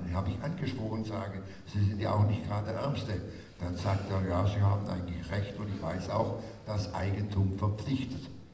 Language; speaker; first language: German; native; German